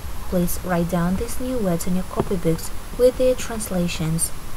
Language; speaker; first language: English; non-native, fluent; Kazakh